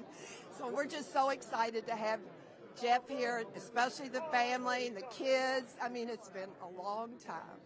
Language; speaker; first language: English; native; English